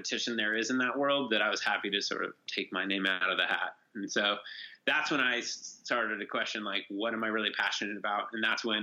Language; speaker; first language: English; native; English